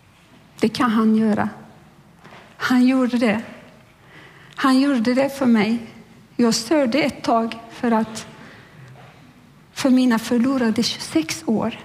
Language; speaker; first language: Swedish; non-native, fluent; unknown